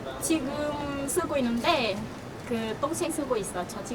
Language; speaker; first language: Korean; non-native, learner; Vietnamese